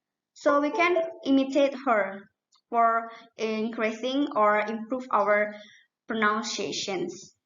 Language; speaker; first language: English; non-native, learner; Indonesian